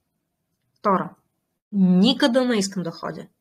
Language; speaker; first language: Bulgarian; non-native, fluent; Russian